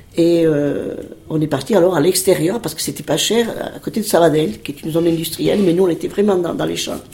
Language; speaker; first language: French; early bilingual, other home language; Spanish